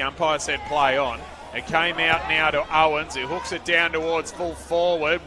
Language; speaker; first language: English; native; English